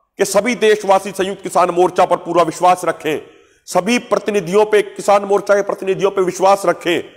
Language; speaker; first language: Hindi; non-native, local second language; Punjabi